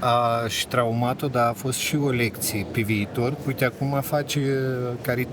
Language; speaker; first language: Romanian; native; Romanian